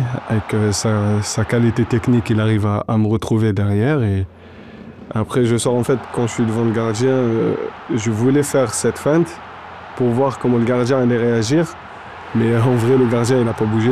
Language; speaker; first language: French; non-native, local second language; Arabic